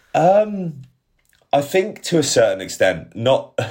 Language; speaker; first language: English; native; English